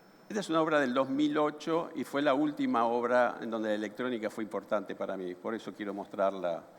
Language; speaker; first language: Spanish; native; Spanish